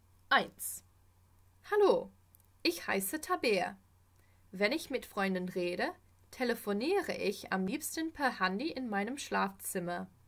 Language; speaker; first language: German; non-native, fluent; English